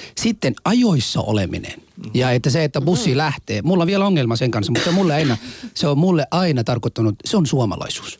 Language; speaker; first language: Finnish; early bilingual, other home language; Somali